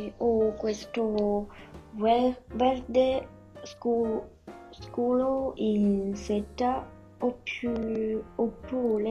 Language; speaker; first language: Italian; non-native, learner; Chinese